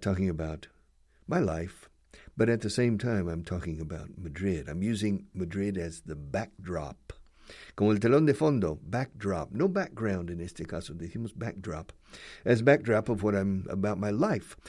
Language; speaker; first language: English; native; English